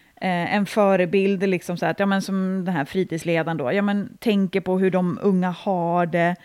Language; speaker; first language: Swedish; native; Swedish